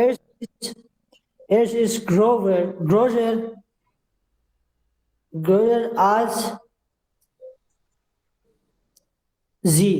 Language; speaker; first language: German; non-native, learner; Urdu